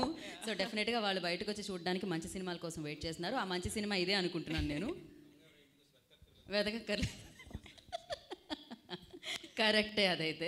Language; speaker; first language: Telugu; native; Telugu